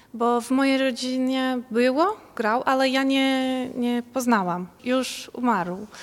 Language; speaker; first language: Polish; non-native, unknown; Portuguese